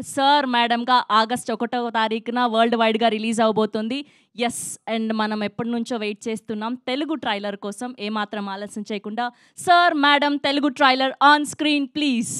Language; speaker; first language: Telugu; native; Telugu